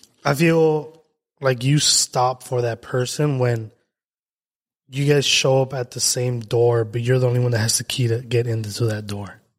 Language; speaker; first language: English; early bilingual, other home language; Spanish